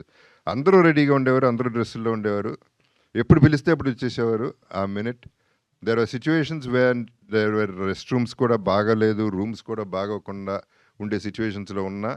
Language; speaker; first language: Telugu; native; Telugu